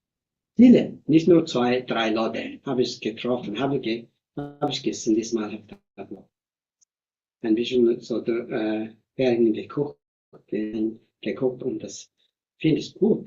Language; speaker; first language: German; non-native, fluent; Tibetan